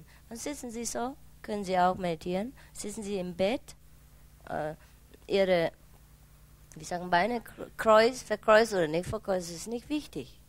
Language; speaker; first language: German; non-native, learner; Vietnamese